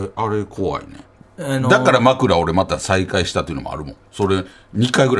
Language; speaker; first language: Japanese; native; Japanese